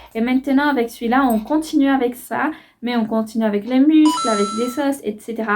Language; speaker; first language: French; non-native, fluent; Spanish